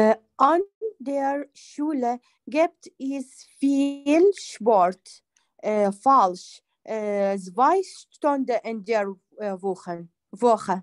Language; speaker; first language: German; non-native, learner; Arabic